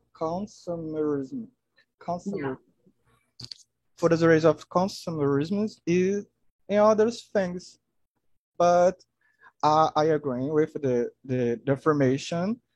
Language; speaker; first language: English; non-native, learner; Portuguese